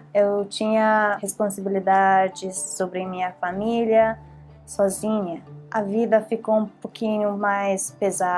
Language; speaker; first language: Portuguese; non-native, learner; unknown